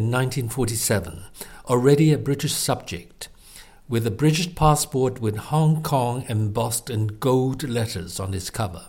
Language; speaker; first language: English; non-native, local second language; Cantonese